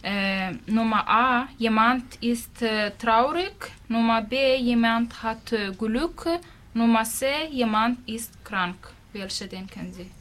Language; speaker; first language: German; non-native, learner; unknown